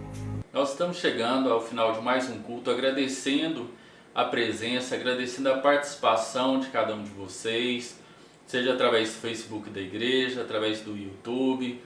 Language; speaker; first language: Portuguese; native; Portuguese